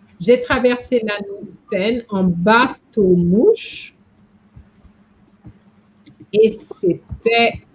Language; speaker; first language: French; non-native, fluent; English